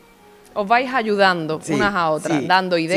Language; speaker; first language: Spanish; native; Spanish